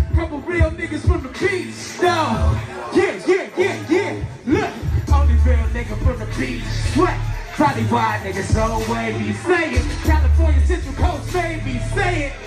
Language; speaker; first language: English; native; English